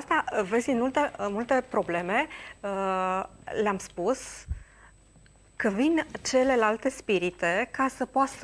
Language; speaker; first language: Romanian; native; Romanian